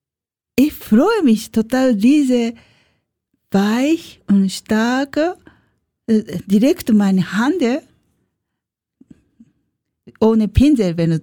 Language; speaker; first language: German; non-native, learner; Japanese